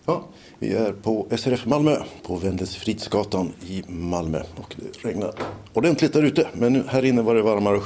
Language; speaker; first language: Swedish; native; Swedish